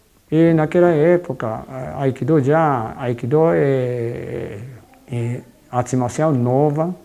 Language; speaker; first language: Portuguese; non-native, fluent; Japanese